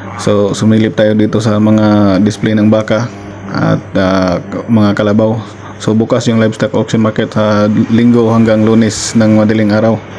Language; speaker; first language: Filipino; non-native, local second language; Cebuano